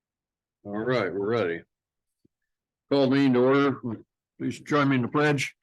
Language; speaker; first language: English; native; English